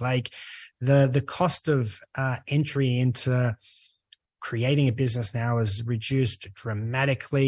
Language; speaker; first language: English; native; English